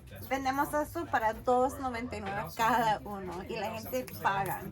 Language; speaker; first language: Spanish; early bilingual, heritage; Spanish